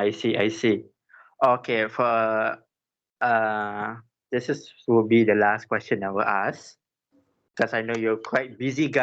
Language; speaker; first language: English; non-native, local second language; Malay